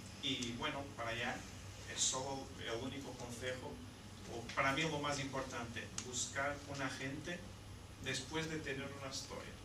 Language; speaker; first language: Spanish; non-native, fluent; Portuguese